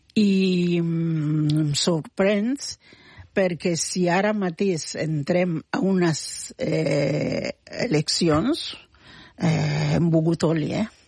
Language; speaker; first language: Catalan; non-native, fluent; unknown